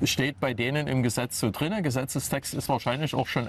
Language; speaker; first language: German; native; German